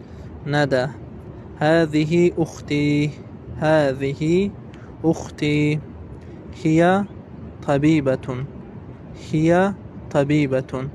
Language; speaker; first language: Arabic; non-native, fluent; Tajik